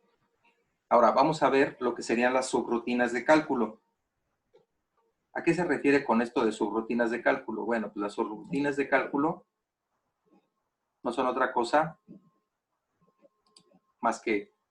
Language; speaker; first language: Spanish; native; Spanish